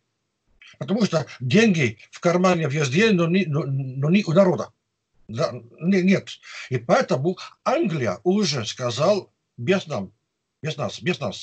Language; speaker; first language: Russian; non-native, fluent; Dutch